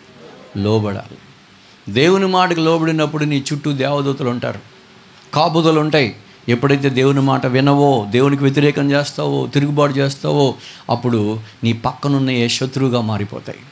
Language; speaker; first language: Telugu; native; Telugu